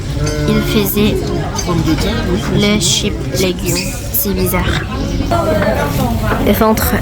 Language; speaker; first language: French; non-native, learner; Indonesian